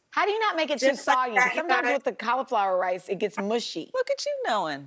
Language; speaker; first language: English; native; English